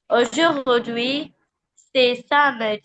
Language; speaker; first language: French; non-native, learner; Arabic